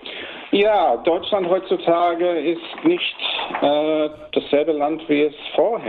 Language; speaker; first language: German; early bilingual, heritage; German